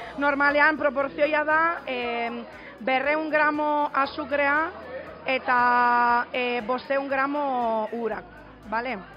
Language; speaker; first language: Basque; non-native, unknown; Italian